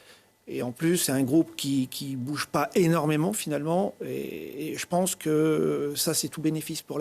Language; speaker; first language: French; native; French